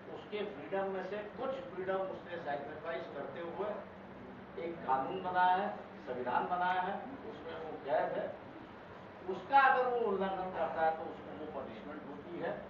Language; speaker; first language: Hindi; non-native, local second language; Marathi